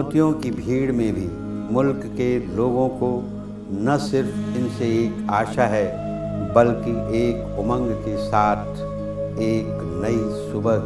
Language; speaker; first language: Hindi; native; Hindi